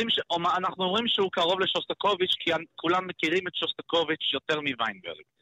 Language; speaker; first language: Hebrew; non-native, learner; English